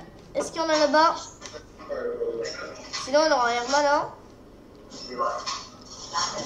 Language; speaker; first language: French; native; French